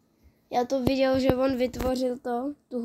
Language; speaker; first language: Czech; early bilingual, other home language; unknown